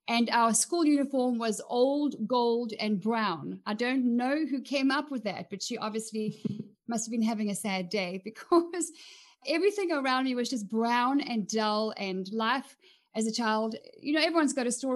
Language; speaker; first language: English; native; English